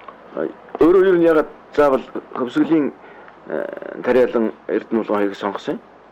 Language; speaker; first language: Mongolian; native; Mongolian